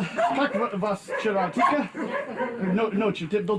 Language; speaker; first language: Russian; non-native, learner; English